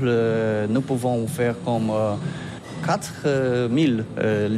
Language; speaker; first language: French; non-native, learner; Polish